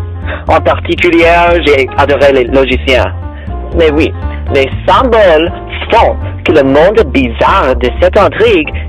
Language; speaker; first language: French; non-native, learner; English